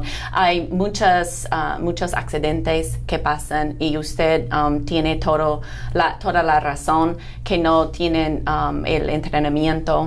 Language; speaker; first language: Spanish; non-native, fluent; English